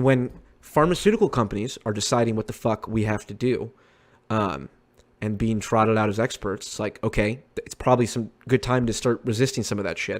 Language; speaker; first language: English; native; English